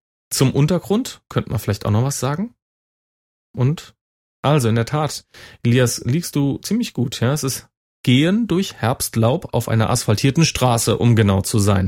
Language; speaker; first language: German; native; German